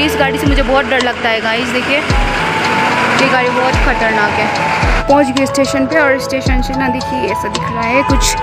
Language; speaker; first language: Hindi; non-native, local second language; Nepali